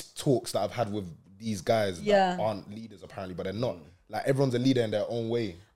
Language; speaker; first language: English; native; English